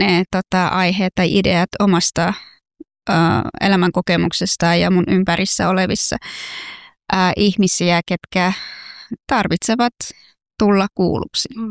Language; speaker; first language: Finnish; non-native, fluent; Persian